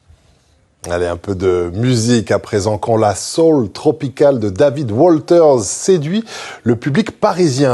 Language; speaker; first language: French; native; French